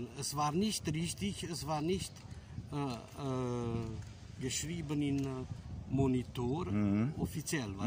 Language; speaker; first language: German; non-native, fluent; Romanian